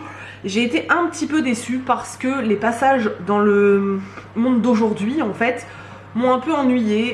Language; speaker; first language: French; native; French